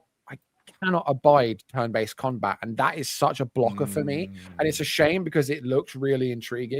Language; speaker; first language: English; native; English